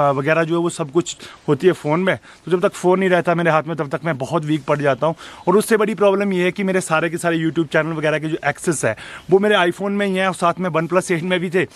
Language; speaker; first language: Hindi; native; Hindi